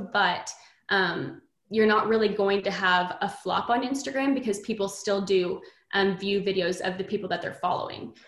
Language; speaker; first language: English; native; English